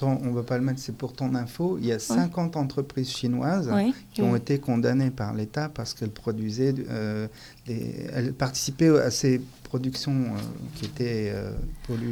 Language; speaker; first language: French; native; French